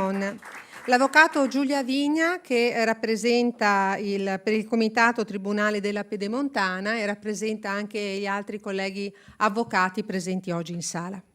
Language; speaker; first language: Italian; native; Italian